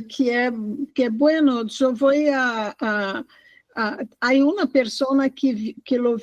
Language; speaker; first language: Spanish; non-native, fluent; Portuguese